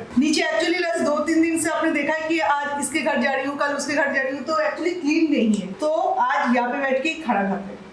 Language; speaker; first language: Hindi; non-native, local second language; Bangla